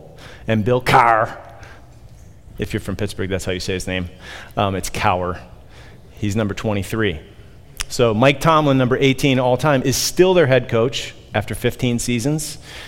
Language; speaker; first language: English; native; English